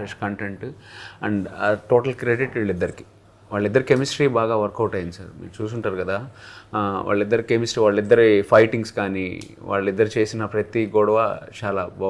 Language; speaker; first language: Telugu; native; Telugu